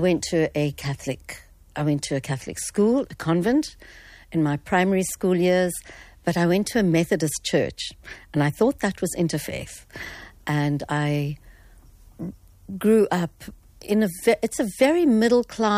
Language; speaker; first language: English; native; English